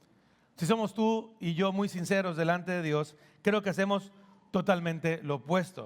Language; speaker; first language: Spanish; native; Spanish